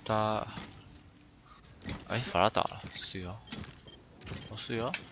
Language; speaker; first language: Chinese; native; Chinese